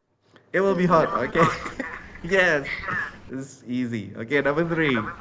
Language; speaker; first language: English; non-native, fluent; Indonesian